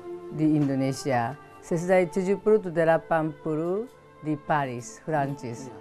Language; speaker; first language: Indonesian; non-native, fluent; Japanese